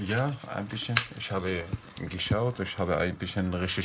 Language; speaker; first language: German; non-native, learner; Arabic